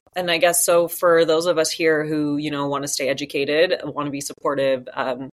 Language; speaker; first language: English; native; English